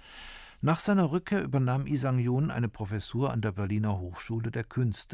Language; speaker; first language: German; native; German